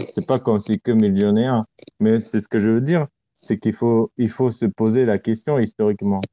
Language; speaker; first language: French; non-native, fluent; Romanian